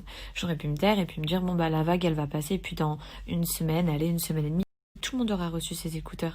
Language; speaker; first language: French; native; French